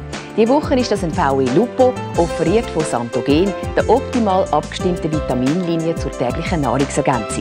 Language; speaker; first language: German; native; German